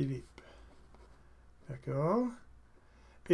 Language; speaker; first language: French; non-native, fluent; English